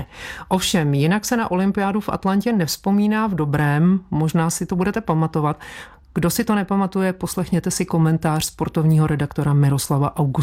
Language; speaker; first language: Czech; native; Czech